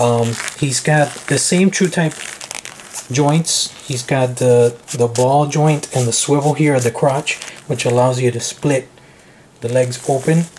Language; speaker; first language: English; native; English